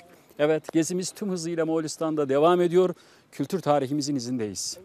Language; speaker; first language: Turkish; native; Turkish